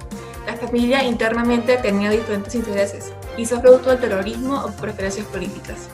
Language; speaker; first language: Spanish; native; Spanish